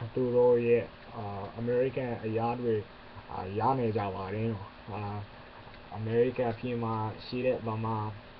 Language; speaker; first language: Burmese; non-native, learner; English